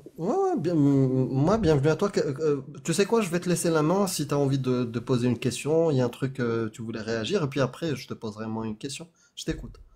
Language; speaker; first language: French; non-native, local second language; Arabic